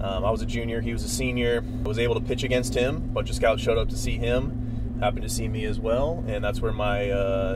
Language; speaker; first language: English; native; English